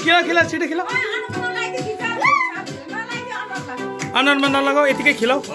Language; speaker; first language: Hindi; non-native, local second language; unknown